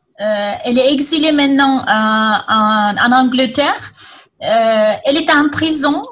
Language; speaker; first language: French; non-native, fluent; Kurdish